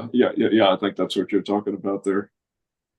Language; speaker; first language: English; native; English